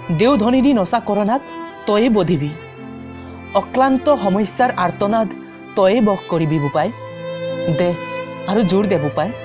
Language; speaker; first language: Assamese; non-native, local second language; Karbi